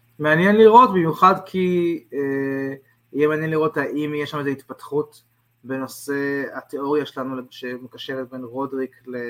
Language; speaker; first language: Hebrew; native; Hebrew